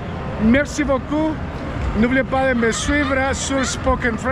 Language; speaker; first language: French; non-native, fluent; Spanish